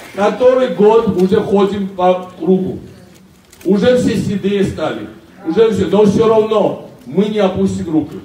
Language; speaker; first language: Russian; non-native, local second language; Georgian